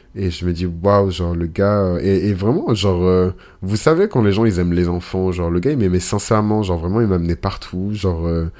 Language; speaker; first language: French; early bilingual, other home language; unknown